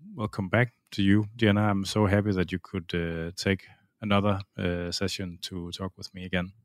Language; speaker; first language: English; non-native, fluent; Danish